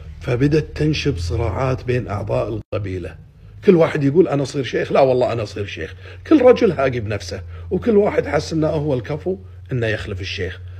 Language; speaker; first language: Arabic; native; Arabic